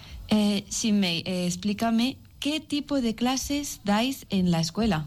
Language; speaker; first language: Spanish; non-native, local second language; Catalan